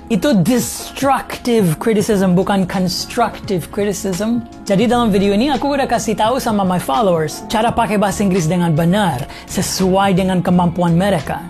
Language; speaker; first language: Indonesian; non-native, fluent; English